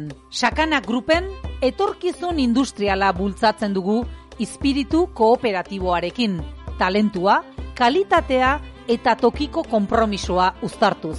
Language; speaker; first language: Basque; native; Basque